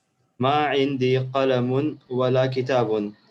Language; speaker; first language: Arabic; non-native, learner; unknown